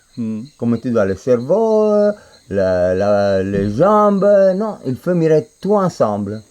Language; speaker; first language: French; non-native, fluent; Spanish